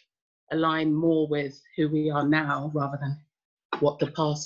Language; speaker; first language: English; native; English